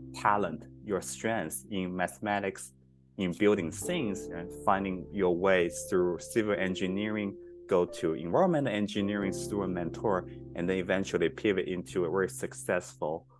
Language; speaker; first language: English; non-native, fluent; Chinese